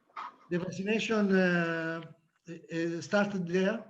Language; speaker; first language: English; non-native, learner; Italian